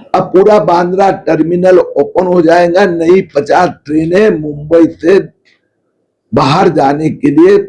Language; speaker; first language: Hindi; non-native, local second language; Marathi